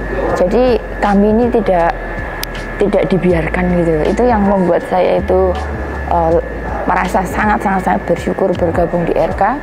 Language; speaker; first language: Indonesian; native; Indonesian